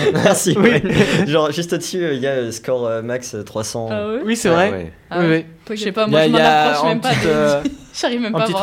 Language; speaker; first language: French; native; French